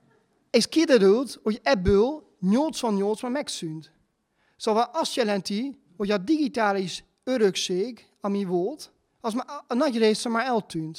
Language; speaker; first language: Hungarian; non-native, fluent; Dutch